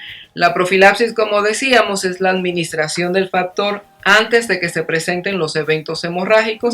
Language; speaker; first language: Spanish; native; Spanish